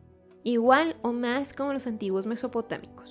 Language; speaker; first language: Spanish; native; Spanish